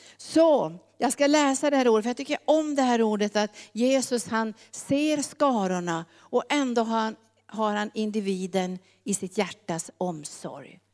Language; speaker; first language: Swedish; native; Swedish